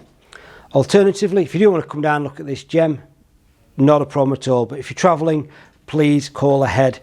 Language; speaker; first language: English; native; English